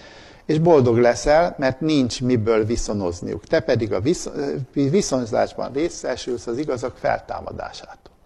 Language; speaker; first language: Hungarian; native; Hungarian